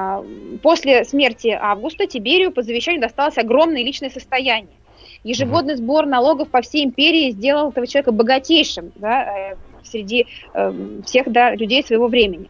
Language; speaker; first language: Russian; native; Russian